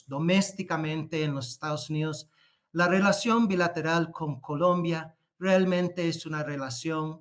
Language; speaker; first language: Spanish; non-native, fluent; English